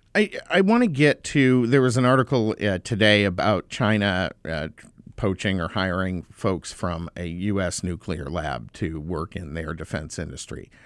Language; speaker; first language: English; native; English